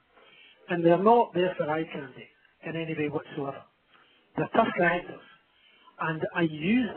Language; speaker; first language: English; native; English